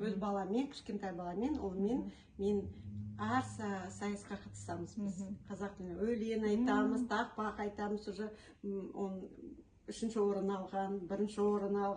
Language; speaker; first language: Kazakh; non-native, local second language; Russian